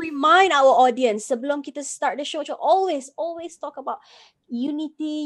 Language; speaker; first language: English; non-native, local second language; Malay